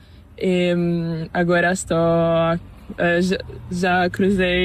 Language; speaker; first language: Spanish; non-native, learner; Italian